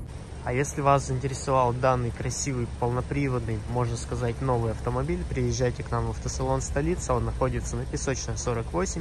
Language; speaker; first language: Russian; native; Russian